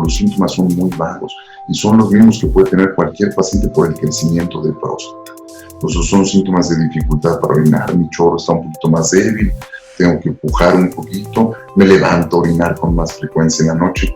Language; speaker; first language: Spanish; native; Spanish